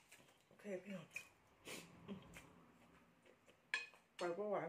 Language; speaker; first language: Thai; non-native, local second language; Lao